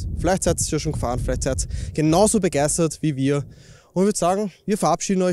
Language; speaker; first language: German; native; German